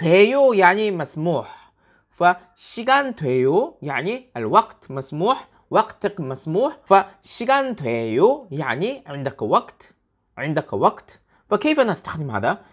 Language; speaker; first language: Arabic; non-native, learner; Korean